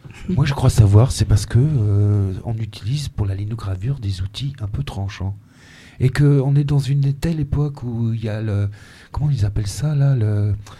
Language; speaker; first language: French; native; French